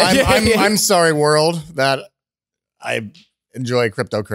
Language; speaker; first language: English; native; English